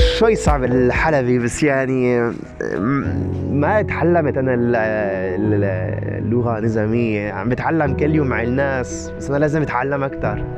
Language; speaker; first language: Arabic; non-native, learner; French